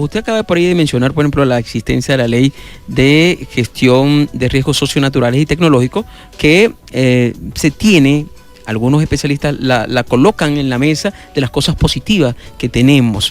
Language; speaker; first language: Spanish; native; Spanish